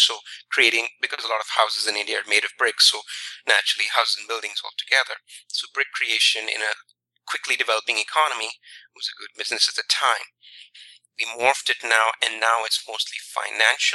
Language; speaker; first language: English; non-native, local second language; Punjabi